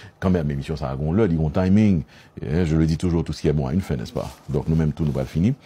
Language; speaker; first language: French; non-native, local second language; Haitian Creole